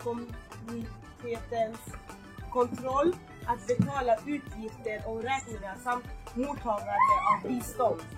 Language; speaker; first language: Swedish; non-native, fluent; Lingala